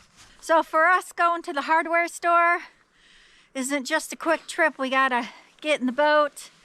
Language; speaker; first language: English; native; English